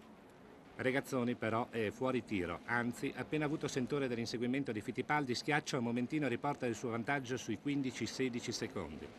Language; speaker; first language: Italian; native; Italian